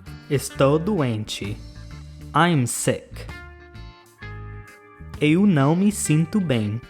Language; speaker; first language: Portuguese; non-native, fluent; English